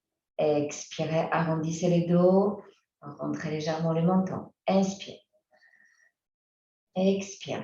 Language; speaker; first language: French; native; French